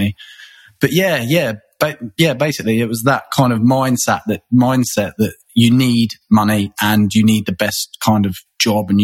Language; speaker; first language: English; native; English